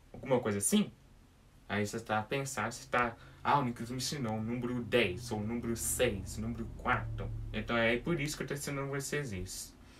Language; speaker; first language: Portuguese; early bilingual, heritage; English